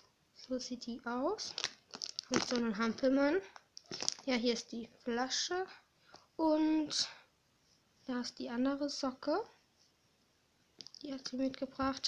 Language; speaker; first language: German; native; German